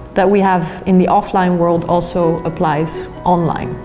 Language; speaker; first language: English; non-native, fluent; Dutch